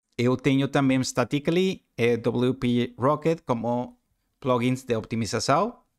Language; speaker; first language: Portuguese; non-native, learner; Spanish